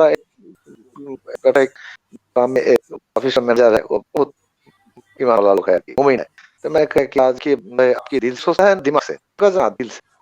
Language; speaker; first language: Hindi; non-native, learner; Bangla